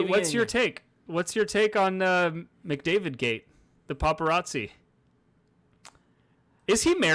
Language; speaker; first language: English; native; English